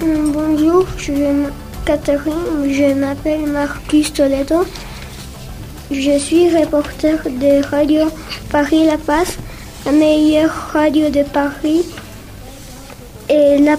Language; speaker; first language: French; non-native, learner; Spanish